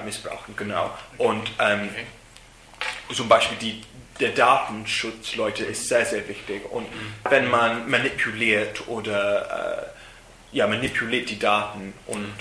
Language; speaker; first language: German; non-native, learner; English